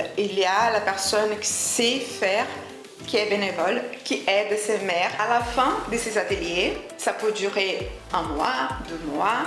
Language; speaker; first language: French; non-native, fluent; Portuguese